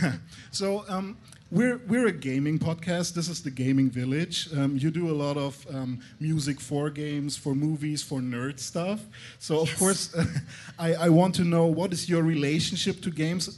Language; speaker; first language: English; non-native, fluent; German